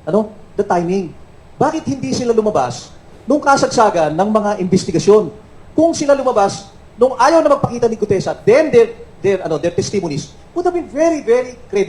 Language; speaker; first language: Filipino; native; Filipino